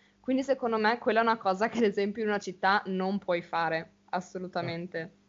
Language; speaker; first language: Italian; native; Italian